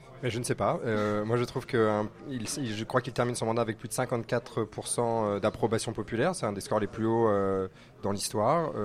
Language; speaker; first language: French; native; French